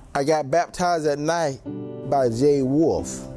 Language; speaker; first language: English; native; English